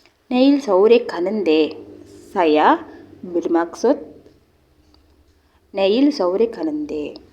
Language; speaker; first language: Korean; non-native, fluent; Indonesian